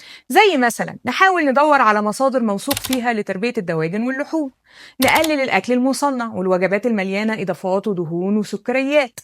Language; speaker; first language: Arabic; native; Arabic